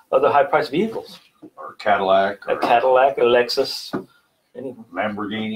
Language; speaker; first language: English; native; English